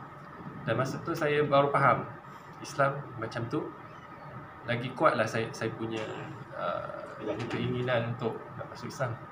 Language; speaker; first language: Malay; non-native, local second language; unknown